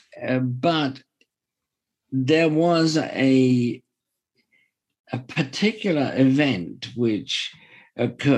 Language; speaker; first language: English; native; English